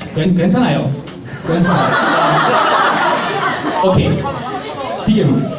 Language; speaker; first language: Korean; non-native, learner; German